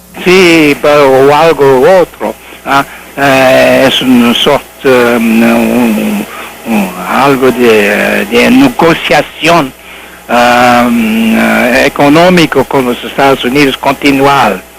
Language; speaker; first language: Spanish; non-native, learner; English